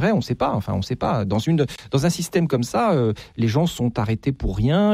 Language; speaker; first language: French; native; French